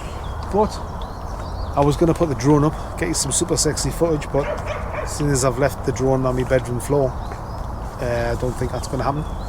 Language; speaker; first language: English; native; English